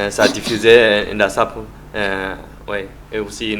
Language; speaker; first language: French; non-native, learner; Japanese